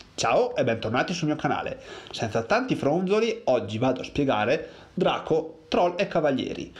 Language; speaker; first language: Italian; native; Italian